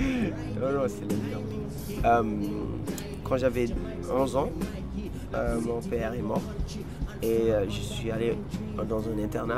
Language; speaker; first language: French; non-native, fluent; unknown